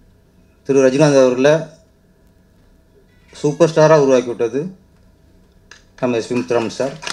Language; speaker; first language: Tamil; native; Tamil